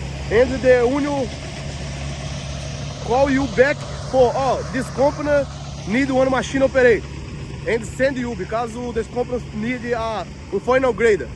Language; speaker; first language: English; non-native, learner; Portuguese